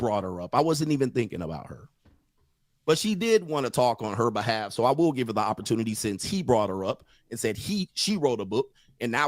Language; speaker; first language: English; native; English